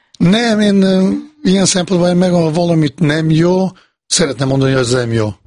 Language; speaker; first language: Hungarian; non-native, fluent; Bosnian